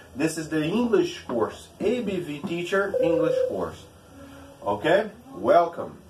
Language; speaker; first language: English; non-native, fluent; Portuguese